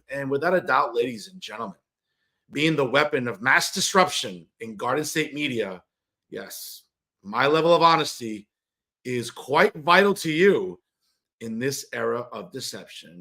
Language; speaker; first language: English; native; English